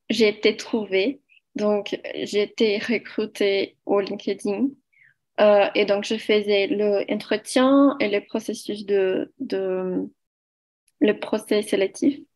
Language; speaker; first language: French; non-native, learner; Portuguese